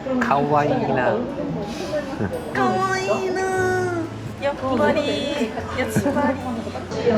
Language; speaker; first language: Korean; native; Korean